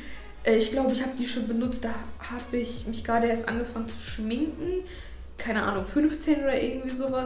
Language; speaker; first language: German; native; German